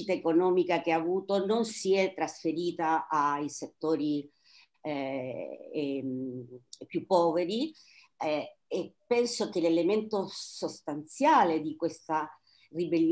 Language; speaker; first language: Italian; non-native, fluent; Spanish